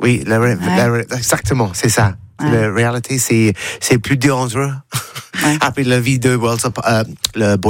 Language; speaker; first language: French; non-native, learner; English